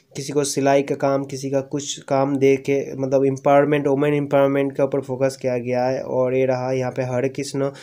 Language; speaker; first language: Hindi; non-native, local second language; Bangla